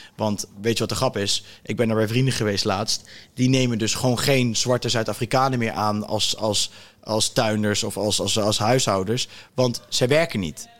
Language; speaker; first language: Dutch; native; Dutch